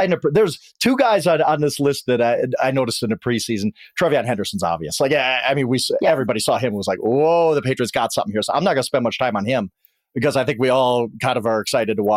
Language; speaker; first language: English; native; English